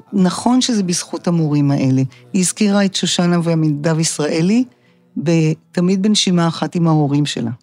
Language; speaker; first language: Hebrew; native; Hebrew